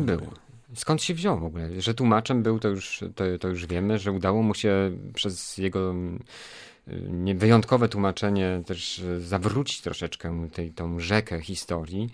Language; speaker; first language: Polish; native; Polish